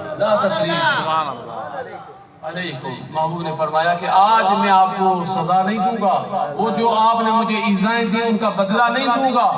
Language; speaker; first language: Urdu; non-native, local second language; Sindhi